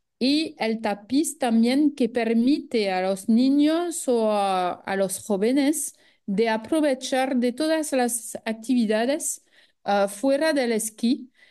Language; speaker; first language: Spanish; non-native, fluent; French